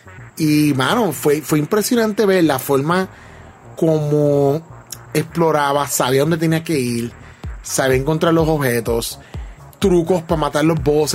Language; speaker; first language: Spanish; native; Spanish